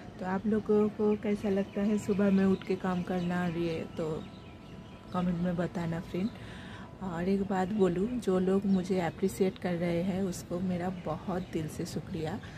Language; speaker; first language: Hindi; non-native, local second language; Bangla